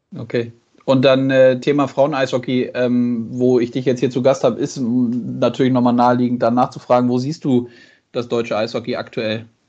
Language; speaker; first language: German; native; German